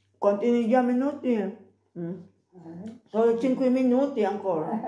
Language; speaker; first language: Italian; non-native, learner; Filipino